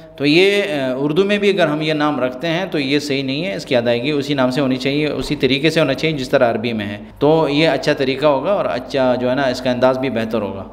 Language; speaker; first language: Urdu; non-native, local second language; Pashto